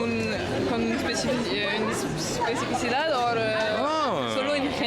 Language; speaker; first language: Spanish; non-native, learner; French